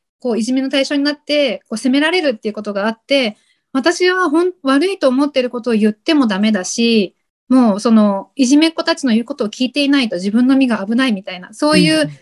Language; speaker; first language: Japanese; native; Japanese